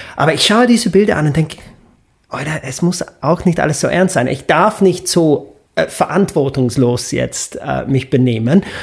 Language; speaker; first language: German; non-native, fluent; English